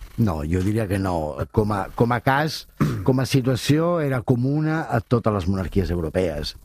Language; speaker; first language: Catalan; non-native, fluent; Italian